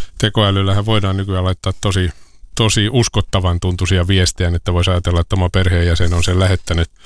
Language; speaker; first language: Finnish; native; Finnish